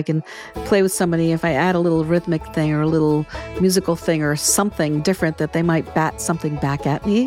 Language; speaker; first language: English; native; English